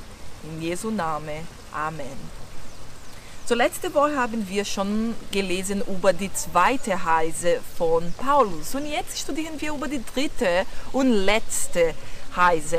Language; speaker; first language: German; non-native, learner; Portuguese